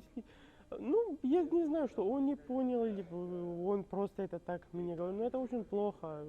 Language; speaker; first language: Russian; non-native, learner; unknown